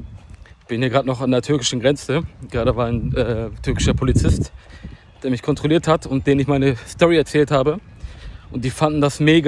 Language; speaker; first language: German; early bilingual, other home language; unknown